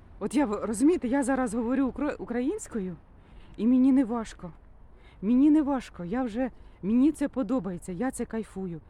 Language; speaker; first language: Ukrainian; non-native, local second language; Russian